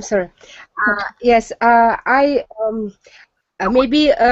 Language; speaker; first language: English; non-native, learner; Russian